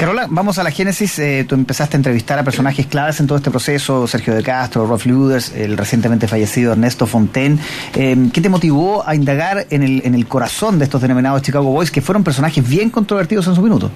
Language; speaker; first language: Spanish; native; Spanish